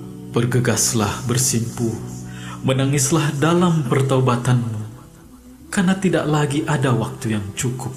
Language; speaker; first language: Indonesian; native; Indonesian